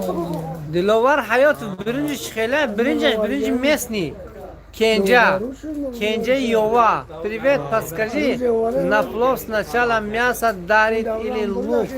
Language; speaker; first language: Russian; non-native, local second language; Tajik